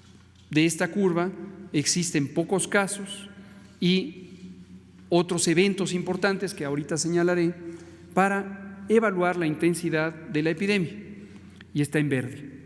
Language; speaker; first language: Spanish; native; Spanish